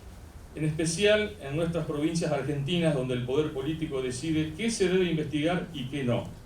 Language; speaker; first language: Spanish; native; Spanish